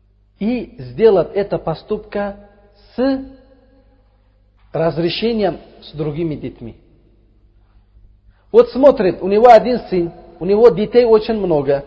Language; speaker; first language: Russian; non-native, learner; Uzbek